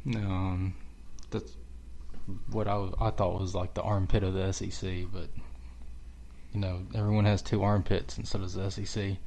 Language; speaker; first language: English; native; English